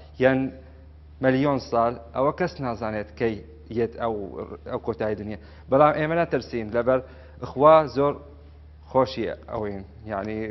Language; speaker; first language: Central Kurdish; non-native, local second language; Aramaic